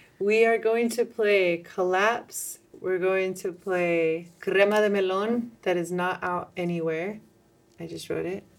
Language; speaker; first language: English; early bilingual, other home language; Spanish